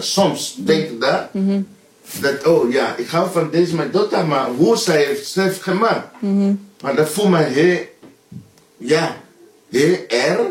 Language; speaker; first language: Dutch; non-native, learner; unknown